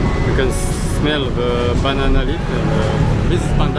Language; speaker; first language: English; non-native, fluent; French